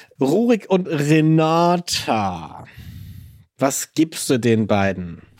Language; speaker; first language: German; native; German